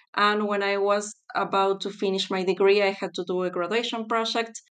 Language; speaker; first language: English; non-native, fluent; Spanish